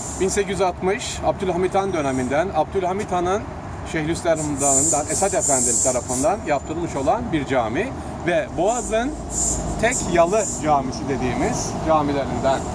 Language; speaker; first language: Turkish; native; Turkish